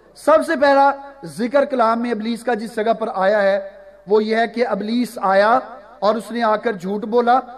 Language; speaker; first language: Urdu; non-native, local second language; Punjabi